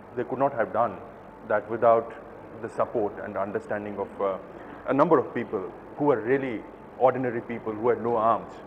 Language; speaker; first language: English; non-native, local second language; Kashmiri